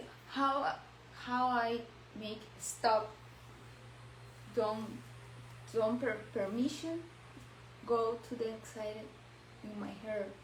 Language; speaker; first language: English; non-native, learner; Spanish